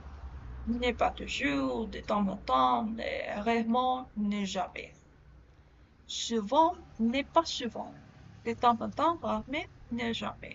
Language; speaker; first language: French; non-native, learner; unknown